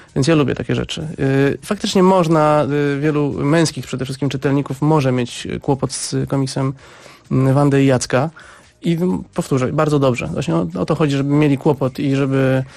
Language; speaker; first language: Polish; native; Polish